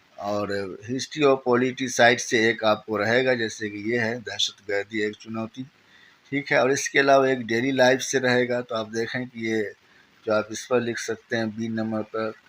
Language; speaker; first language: Urdu; native; Urdu